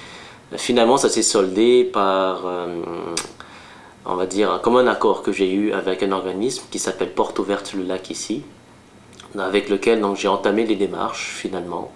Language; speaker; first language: French; non-native, local second language; Malagasy